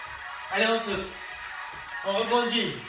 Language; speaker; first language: French; native; French